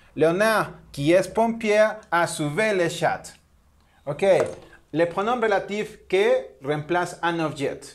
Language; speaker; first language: French; non-native, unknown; Spanish